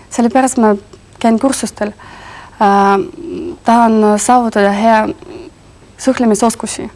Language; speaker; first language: Estonian; non-native, local second language; Russian